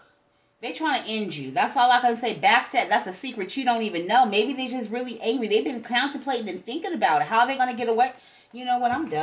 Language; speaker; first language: English; native; English